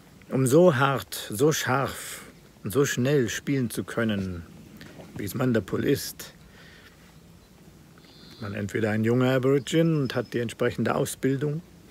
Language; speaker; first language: German; native; German